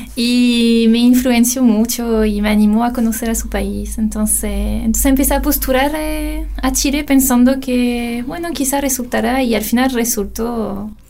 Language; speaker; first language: Spanish; non-native, fluent; French